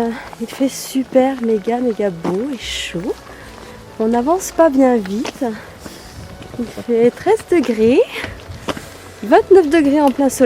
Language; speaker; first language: French; native; French